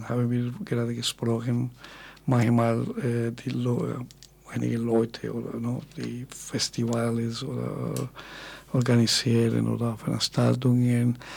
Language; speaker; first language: German; non-native, fluent; Spanish